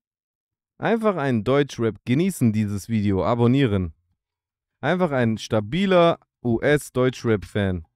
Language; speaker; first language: German; native; German